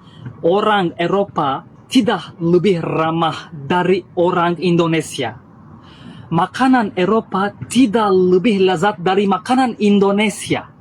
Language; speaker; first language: Indonesian; non-native, learner; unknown